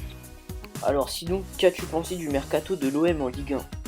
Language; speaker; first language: French; native; French